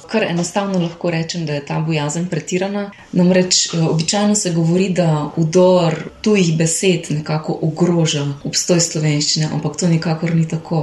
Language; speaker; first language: Slovenian; native; Slovenian